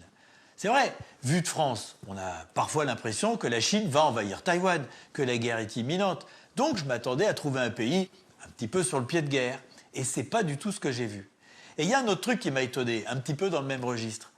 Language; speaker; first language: French; native; French